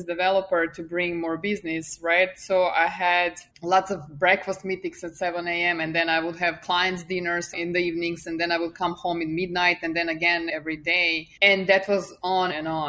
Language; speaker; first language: English; non-native, fluent; Serbian